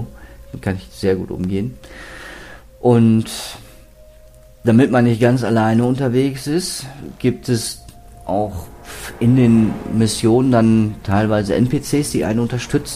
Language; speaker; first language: German; native; German